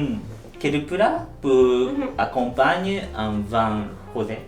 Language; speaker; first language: French; non-native, learner; Japanese